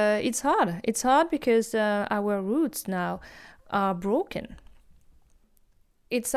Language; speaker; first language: English; non-native, fluent; French